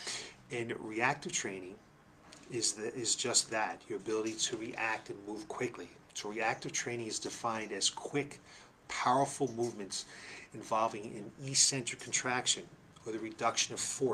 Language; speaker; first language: English; native; English